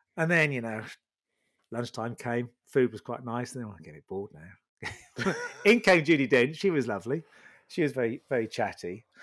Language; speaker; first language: English; native; English